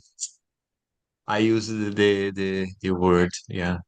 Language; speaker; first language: English; non-native, learner; Portuguese